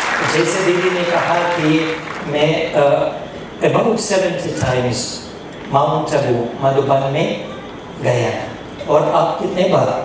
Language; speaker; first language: Hindi; non-native, fluent; Russian